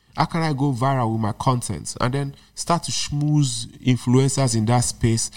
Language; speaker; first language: English; non-native, local second language; Yoruba